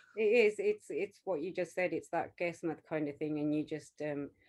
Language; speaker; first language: English; native; English